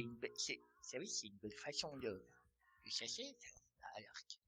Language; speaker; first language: French; native; French